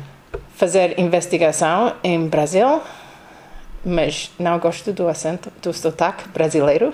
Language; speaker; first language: Portuguese; non-native, learner; English